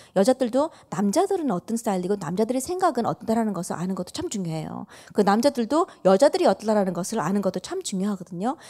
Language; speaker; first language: Korean; early bilingual, heritage; Korean